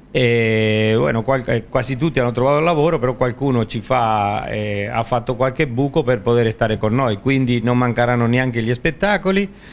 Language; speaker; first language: Italian; non-native, fluent; Spanish